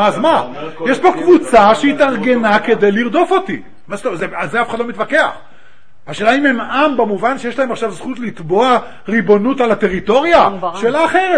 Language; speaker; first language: Hebrew; native; Hebrew